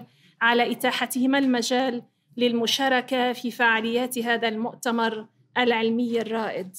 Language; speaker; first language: Arabic; native; Arabic